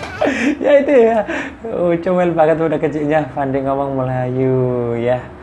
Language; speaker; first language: Indonesian; native; Indonesian